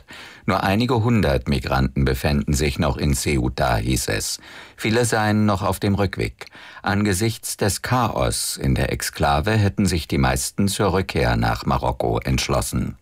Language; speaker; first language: German; native; German